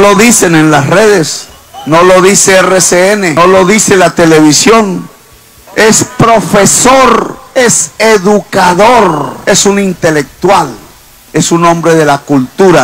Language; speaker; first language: Spanish; native; Spanish